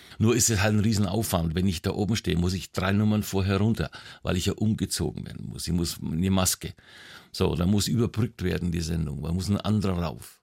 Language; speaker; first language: German; native; German